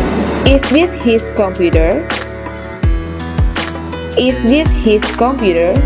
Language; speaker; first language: English; non-native, fluent; Indonesian